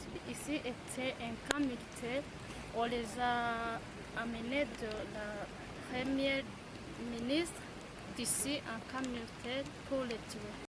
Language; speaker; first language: French; non-native, local second language; Kinyarwanda